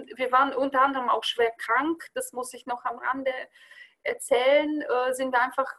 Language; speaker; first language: German; non-native, fluent; Bulgarian